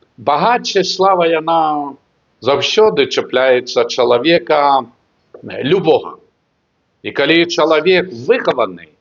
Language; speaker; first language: Belarusian; native; Belarusian